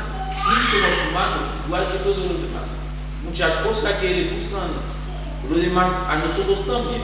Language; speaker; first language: Spanish; non-native, fluent; French